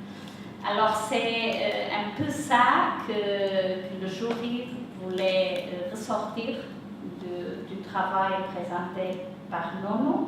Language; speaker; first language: French; non-native, fluent; Portuguese